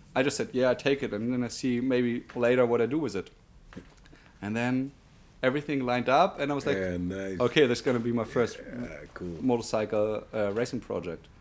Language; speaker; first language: English; non-native, fluent; German